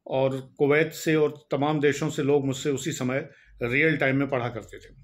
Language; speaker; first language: Hindi; native; Hindi